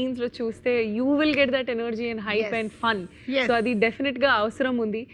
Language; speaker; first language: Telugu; non-native, local second language; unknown